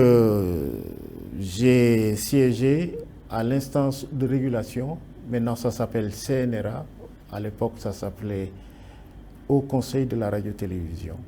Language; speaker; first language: French; non-native, local second language; Wolof